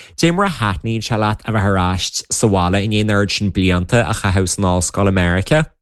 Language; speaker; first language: Irish; native; Irish